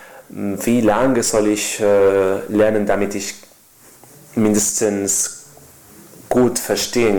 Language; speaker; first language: German; non-native, learner; Spanish